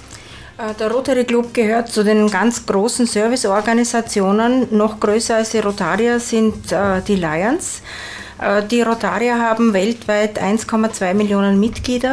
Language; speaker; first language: German; native; German